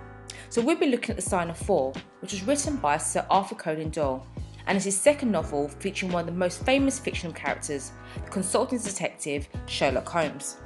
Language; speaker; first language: English; native; English